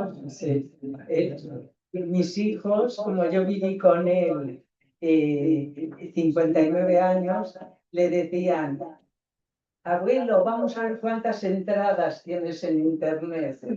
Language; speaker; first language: Spanish; native; Spanish